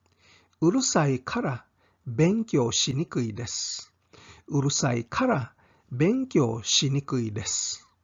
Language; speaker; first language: Japanese; non-native, fluent; English